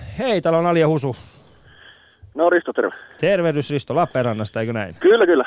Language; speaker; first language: Finnish; early bilingual, other home language; Persian